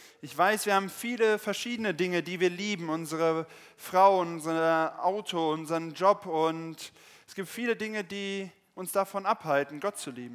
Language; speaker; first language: German; native; German